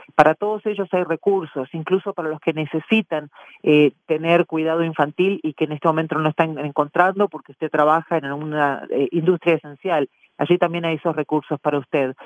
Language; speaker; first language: Spanish; native; Spanish